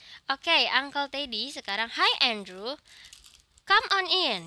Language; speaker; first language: English; non-native, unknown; Indonesian